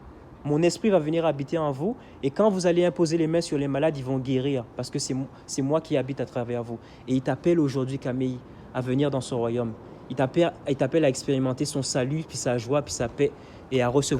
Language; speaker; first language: French; native; French